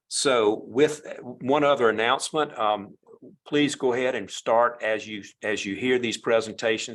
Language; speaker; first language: English; native; English